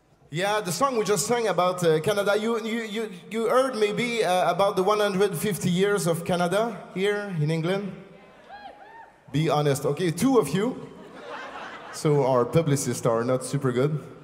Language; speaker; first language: English; non-native, fluent; French